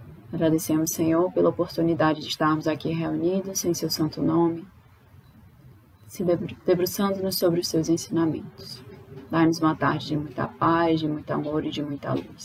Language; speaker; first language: Portuguese; native; Portuguese